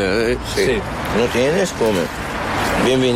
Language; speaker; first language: Spanish; non-native, learner; Arabic